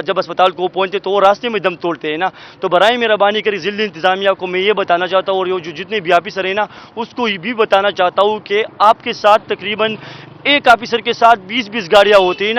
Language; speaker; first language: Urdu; non-native, local second language; Pashto